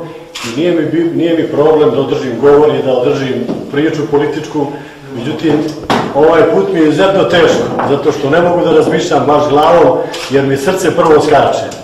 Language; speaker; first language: Bosnian; native; Bosnian